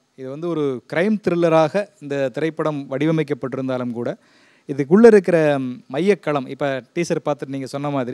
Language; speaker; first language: Tamil; native; Tamil